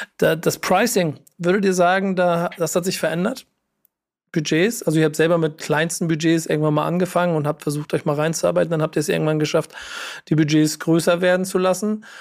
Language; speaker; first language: German; native; German